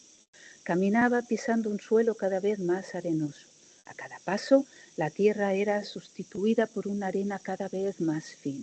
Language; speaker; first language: Spanish; native; Spanish